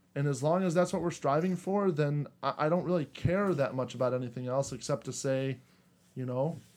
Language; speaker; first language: English; native; English